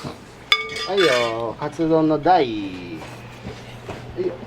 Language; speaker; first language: Japanese; native; Japanese